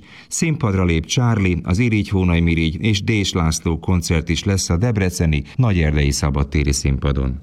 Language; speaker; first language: Hungarian; native; Hungarian